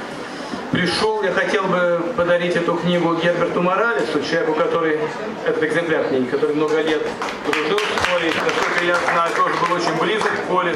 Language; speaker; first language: Russian; native; Russian